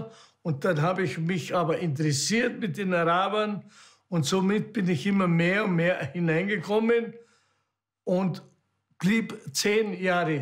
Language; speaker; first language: German; native; German